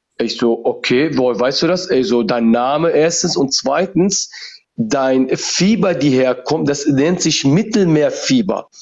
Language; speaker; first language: German; early bilingual, other home language; Turoyo